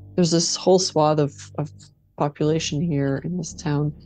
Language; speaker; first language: English; native; English